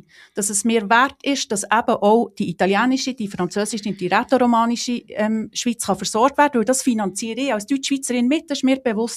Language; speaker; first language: German; native; German